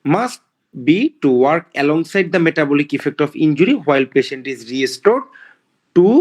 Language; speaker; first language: English; non-native, local second language; Bangla